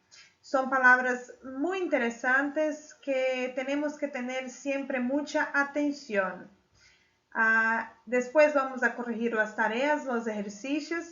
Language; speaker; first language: Spanish; non-native, fluent; Portuguese